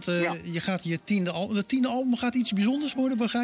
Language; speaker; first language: Dutch; native; Dutch